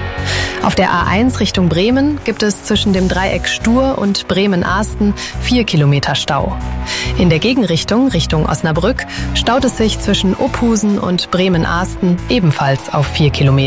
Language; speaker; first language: German; native; German